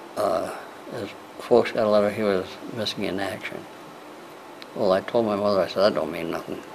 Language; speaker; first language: English; native; English